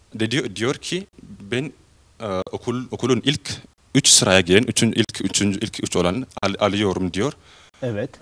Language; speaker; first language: Turkish; non-native, fluent; Oromo